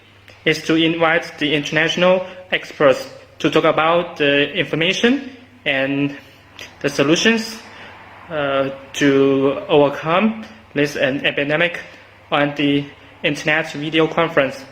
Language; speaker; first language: English; non-native, learner; Chinese